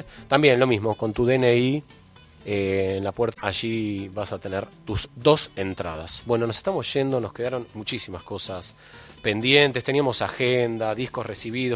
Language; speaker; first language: Spanish; native; Spanish